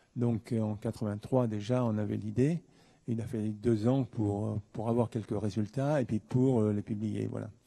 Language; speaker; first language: French; native; French